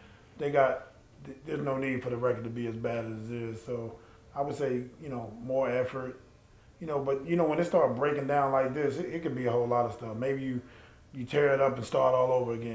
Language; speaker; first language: English; native; English